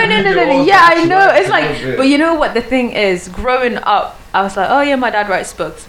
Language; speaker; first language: English; non-native, fluent; Swedish